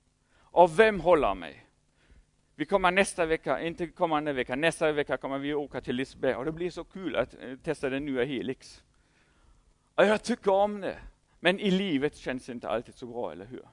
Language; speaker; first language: Swedish; non-native, fluent; German